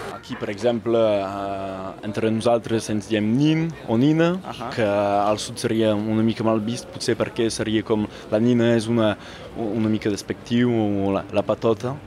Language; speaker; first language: Catalan; non-native, local second language; French